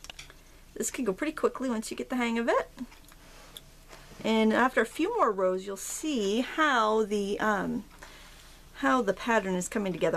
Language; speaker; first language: English; native; English